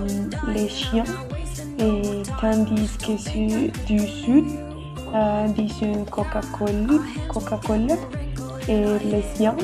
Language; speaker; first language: French; non-native, learner; Spanish